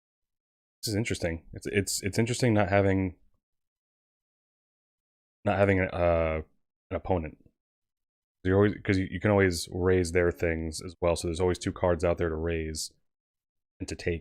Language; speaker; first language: English; native; English